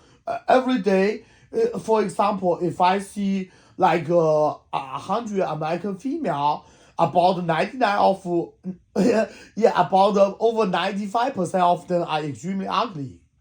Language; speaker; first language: English; non-native, learner; Chinese